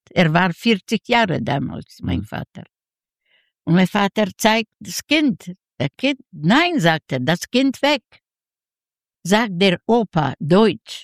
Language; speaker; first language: German; non-native, learner; Yiddish